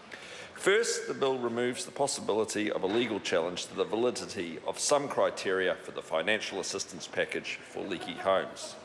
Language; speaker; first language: English; native; English